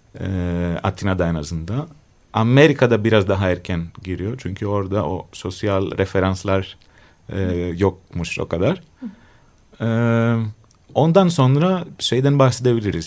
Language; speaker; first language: Turkish; non-native, fluent; Greek